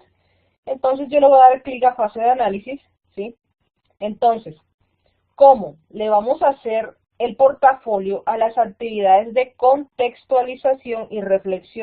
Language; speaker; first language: Spanish; native; Spanish